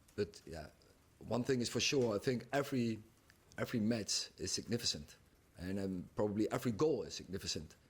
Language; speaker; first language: English; non-native, fluent; Dutch